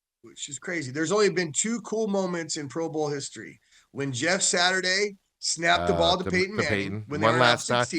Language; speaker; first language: English; native; English